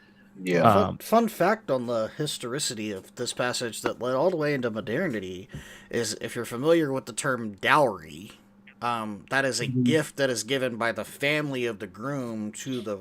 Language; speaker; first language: English; native; English